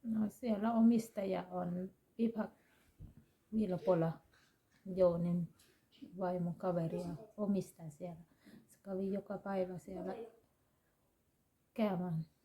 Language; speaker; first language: Finnish; non-native, learner; Thai